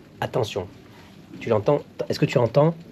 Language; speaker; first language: French; native; French